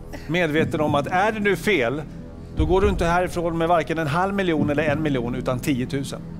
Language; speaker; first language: Swedish; native; Swedish